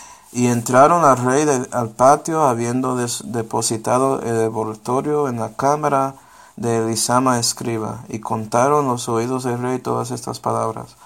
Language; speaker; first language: Spanish; non-native, fluent; English